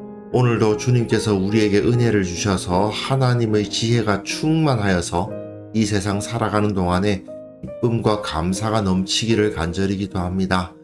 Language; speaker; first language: Korean; native; Korean